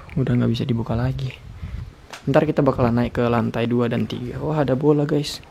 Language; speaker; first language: Indonesian; native; Indonesian